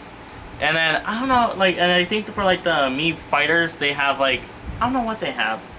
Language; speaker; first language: English; native; English